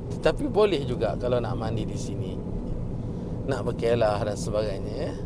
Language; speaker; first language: Malay; native; Malay